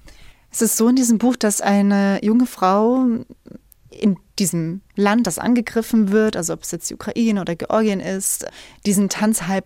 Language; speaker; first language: German; native; German